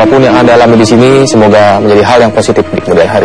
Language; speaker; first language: Indonesian; native; Indonesian